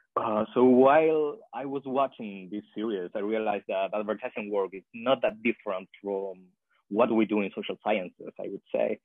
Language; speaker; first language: English; non-native, fluent; Spanish